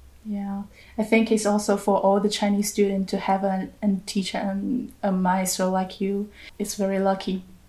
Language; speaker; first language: English; non-native, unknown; Chinese